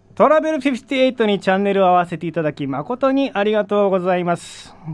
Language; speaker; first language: Japanese; native; Japanese